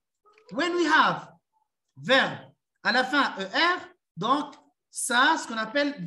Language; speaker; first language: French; non-native, fluent; Arabic